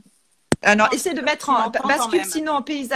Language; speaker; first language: French; native; French